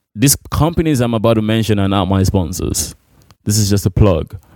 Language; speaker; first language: English; non-native, local second language; Igbo